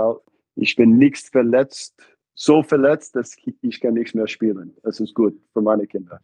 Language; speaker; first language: German; non-native, fluent; English